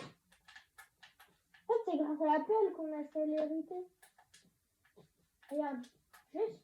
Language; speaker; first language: French; native; French